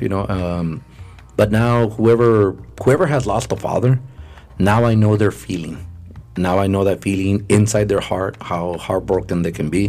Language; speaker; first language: English; early bilingual, other home language; Spanish